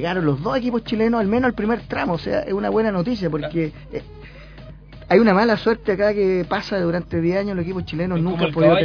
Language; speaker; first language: Spanish; native; Spanish